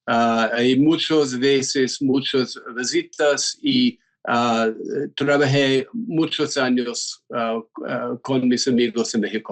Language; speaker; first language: Spanish; non-native, fluent; English